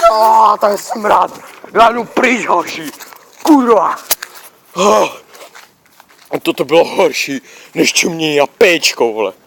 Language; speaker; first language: Czech; native; Czech